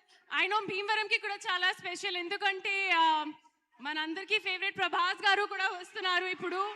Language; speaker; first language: Telugu; non-native, learner; Hindi